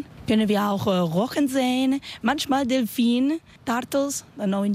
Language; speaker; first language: German; non-native, learner; Spanish